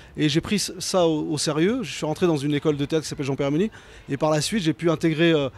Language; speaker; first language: French; native; French